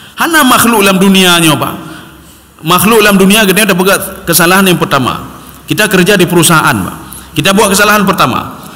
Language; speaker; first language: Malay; non-native, local second language; Achinese